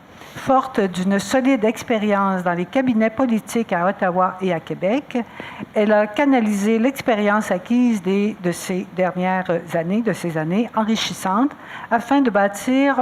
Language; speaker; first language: French; native; French